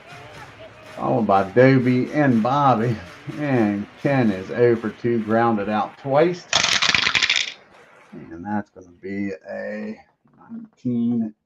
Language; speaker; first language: English; native; English